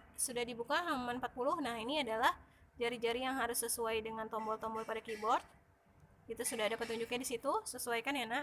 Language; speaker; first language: Indonesian; native; Indonesian